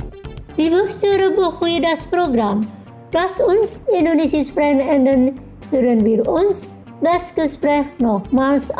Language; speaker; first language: German; non-native, fluent; Indonesian